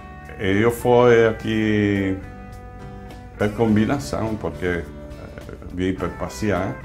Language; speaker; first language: Portuguese; non-native, fluent; Italian